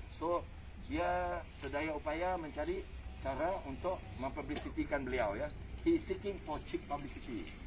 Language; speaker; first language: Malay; non-native, local second language; Iban